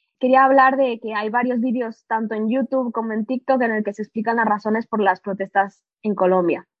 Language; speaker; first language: Spanish; native; Spanish